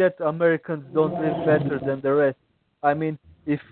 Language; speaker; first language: English; non-native, fluent; Romanian